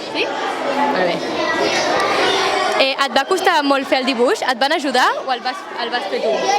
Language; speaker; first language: Catalan; native; Catalan